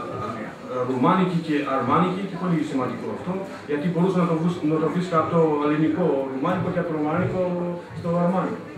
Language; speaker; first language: Greek; non-native, fluent; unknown